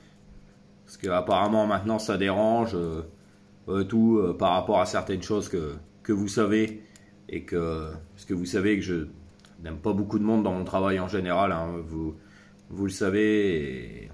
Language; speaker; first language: French; native; French